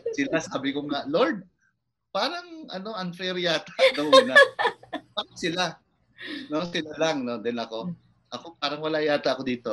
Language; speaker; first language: Filipino; native; Filipino